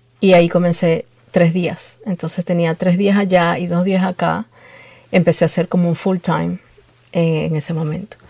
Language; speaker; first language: Spanish; native; Spanish